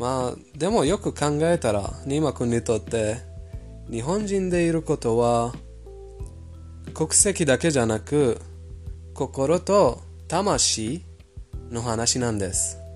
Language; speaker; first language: Japanese; non-native, fluent; Persian